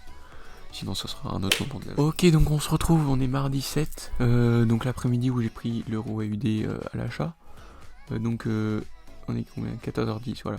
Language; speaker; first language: French; native; French